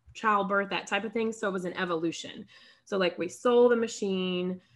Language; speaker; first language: English; native; English